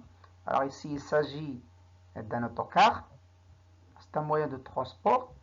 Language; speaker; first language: French; non-native, local second language; Arabic